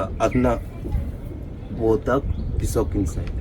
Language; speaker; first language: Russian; non-native, learner; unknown